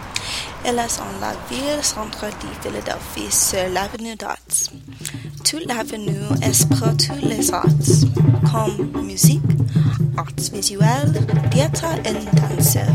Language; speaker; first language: French; non-native, learner; English